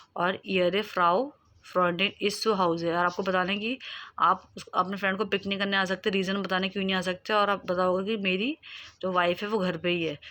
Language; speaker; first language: Hindi; native; Hindi